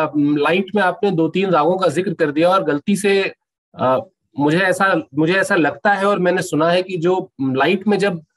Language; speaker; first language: Hindi; native; Hindi